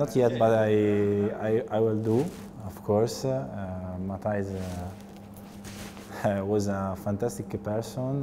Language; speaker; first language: English; non-native, learner; Italian